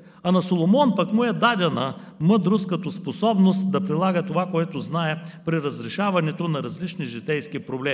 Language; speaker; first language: Bulgarian; native; Bulgarian